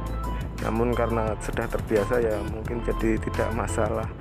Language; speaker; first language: Indonesian; non-native, local second language; Javanese